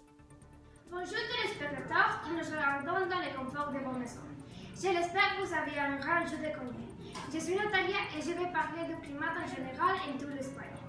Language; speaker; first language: French; non-native, learner; Spanish